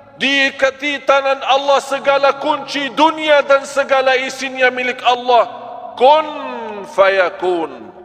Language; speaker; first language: Malay; non-native, fluent; Arabic